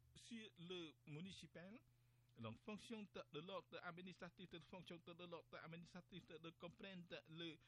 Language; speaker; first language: French; non-native, learner; Khmer